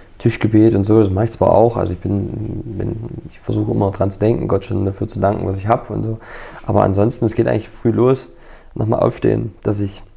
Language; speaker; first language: German; native; German